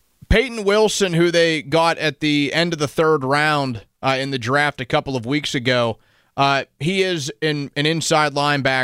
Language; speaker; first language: English; native; English